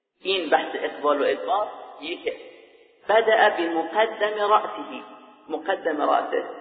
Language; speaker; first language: Persian; native; Persian